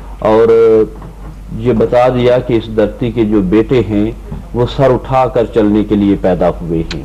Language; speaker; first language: Urdu; non-native, local second language; Punjabi